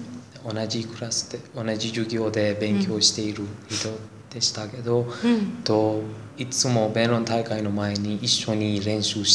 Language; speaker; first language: Japanese; non-native, learner; Persian